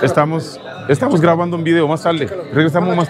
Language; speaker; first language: Spanish; non-native, learner; Haitian Creole